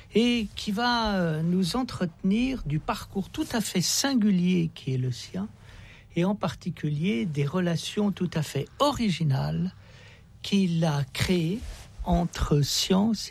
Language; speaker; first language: French; native; French